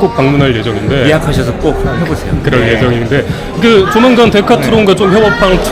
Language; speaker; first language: Korean; native; Korean